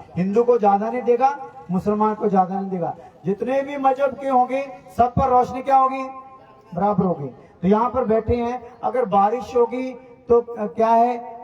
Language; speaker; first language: Hindi; non-native, local second language; Punjabi